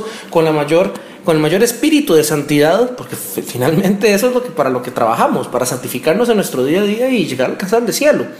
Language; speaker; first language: Spanish; native; Spanish